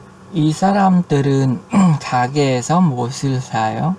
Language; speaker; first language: Korean; non-native, fluent; Khmer